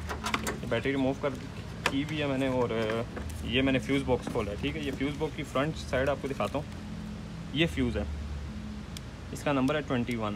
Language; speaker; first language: Urdu; native; Urdu